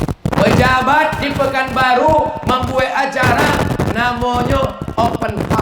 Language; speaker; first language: Indonesian; native; Indonesian